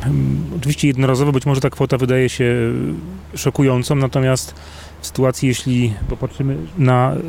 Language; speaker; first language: Polish; native; Polish